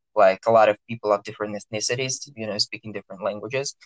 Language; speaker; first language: English; non-native, fluent; Russian